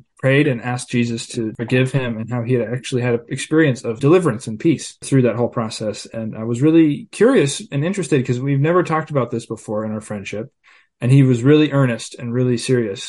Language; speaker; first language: English; native; English